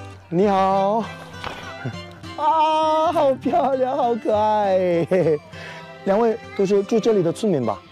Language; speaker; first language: Chinese; non-native, fluent; Korean